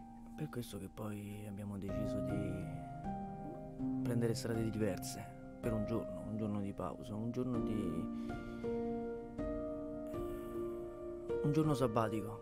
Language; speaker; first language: Italian; native; Italian